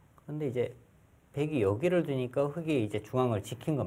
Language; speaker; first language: Korean; native; Korean